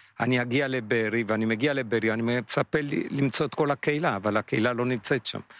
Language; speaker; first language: Hebrew; non-native, fluent; Spanish